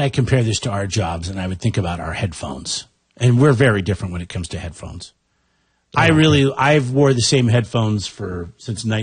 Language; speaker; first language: English; native; English